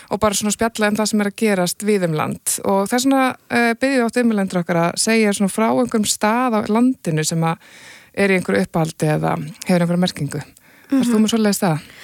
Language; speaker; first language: Icelandic; native; Icelandic